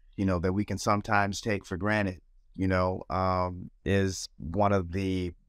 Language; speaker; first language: English; native; English